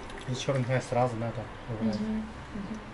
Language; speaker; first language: Russian; non-native, learner; Chinese